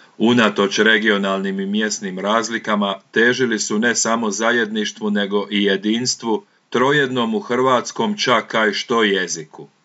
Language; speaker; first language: Croatian; native; Croatian